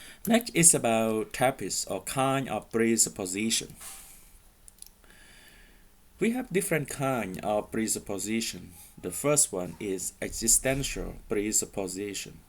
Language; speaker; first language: English; non-native, fluent; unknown